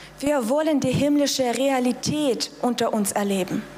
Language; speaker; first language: German; non-native, fluent; Russian